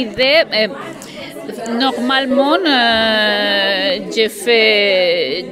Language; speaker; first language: French; non-native, learner; Spanish